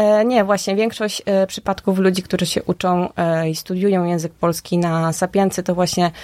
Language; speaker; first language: Polish; early bilingual, heritage; Polish